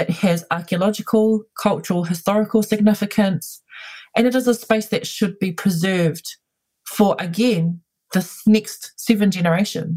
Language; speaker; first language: English; native; English